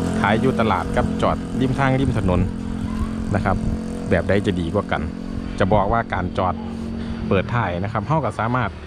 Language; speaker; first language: Thai; non-native, local second language; Lao